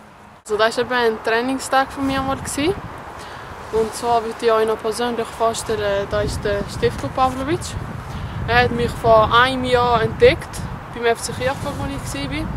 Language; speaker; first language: German; early bilingual, other home language; Albanian